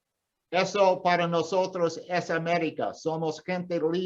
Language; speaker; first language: Spanish; non-native, fluent; English